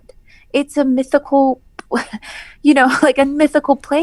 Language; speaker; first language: English; early bilingual, other home language; Persian